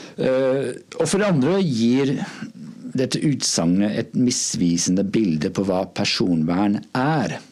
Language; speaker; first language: Norwegian; non-native, fluent; English